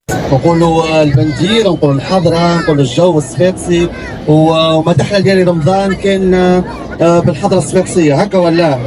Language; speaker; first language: Arabic; native; Arabic